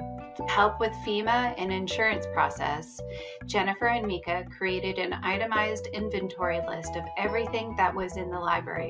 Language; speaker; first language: English; native; English